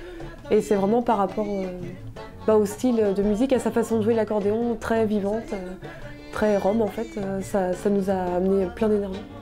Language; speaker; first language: French; native; French